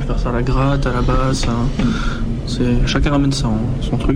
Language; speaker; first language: French; native; French